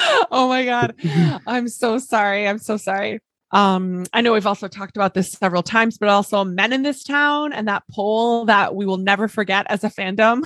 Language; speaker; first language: English; native; English